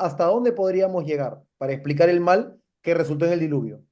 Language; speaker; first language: Spanish; native; Spanish